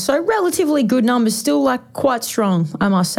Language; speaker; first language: English; native; English